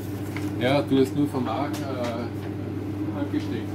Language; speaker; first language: German; native; German